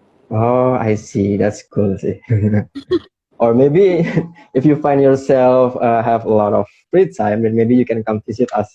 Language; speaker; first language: English; non-native, fluent; Indonesian